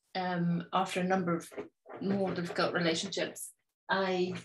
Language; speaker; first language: English; native; English